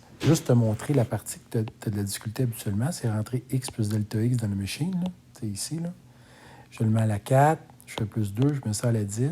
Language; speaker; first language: French; native; French